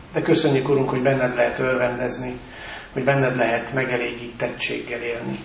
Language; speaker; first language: Hungarian; native; Hungarian